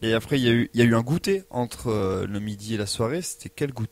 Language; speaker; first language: French; native; French